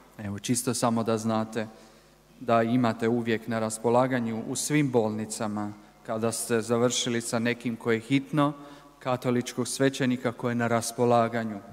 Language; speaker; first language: Croatian; native; Croatian